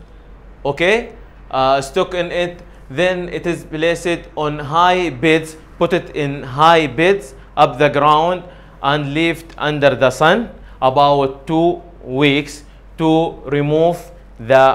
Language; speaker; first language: English; non-native, learner; Arabic